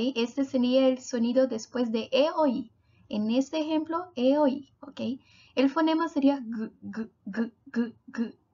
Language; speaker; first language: Spanish; non-native, fluent; Portuguese